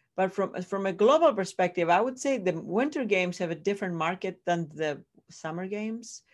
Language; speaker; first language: English; non-native, fluent; Greek